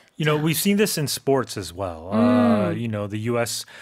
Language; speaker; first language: English; native; English